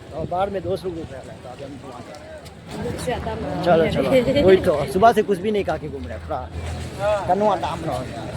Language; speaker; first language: Hindi; non-native, local second language; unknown